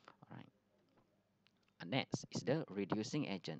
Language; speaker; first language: English; non-native, local second language; Malay